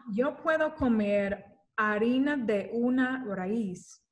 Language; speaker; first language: Spanish; non-native, learner; English